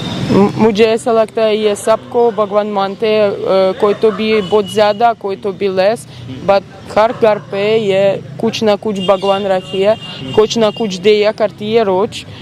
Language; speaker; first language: Hindi; non-native, learner; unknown